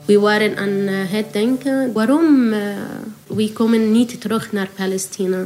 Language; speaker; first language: Dutch; non-native, learner; Arabic